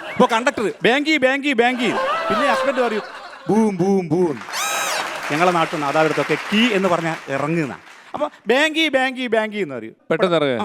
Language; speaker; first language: Malayalam; native; Malayalam